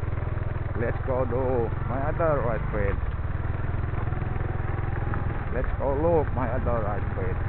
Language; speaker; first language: English; non-native, learner; Finnish